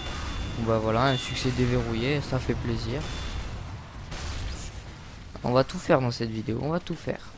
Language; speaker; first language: French; native; French